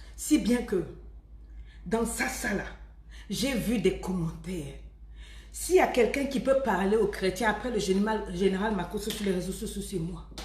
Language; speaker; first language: French; native; French